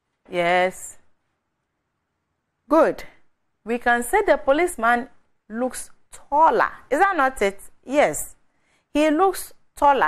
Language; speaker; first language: English; non-native, local second language; Akan